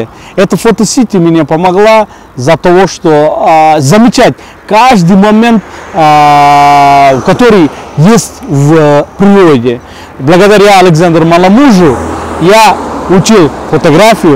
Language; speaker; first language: Russian; non-native, learner; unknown